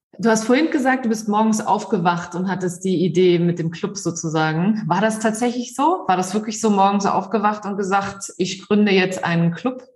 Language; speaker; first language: German; native; German